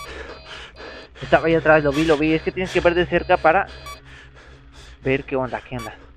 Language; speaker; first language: Spanish; native; Spanish